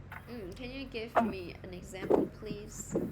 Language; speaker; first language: English; non-native, fluent; Vietnamese